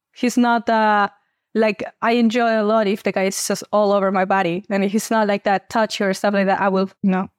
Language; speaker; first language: English; non-native, fluent; Spanish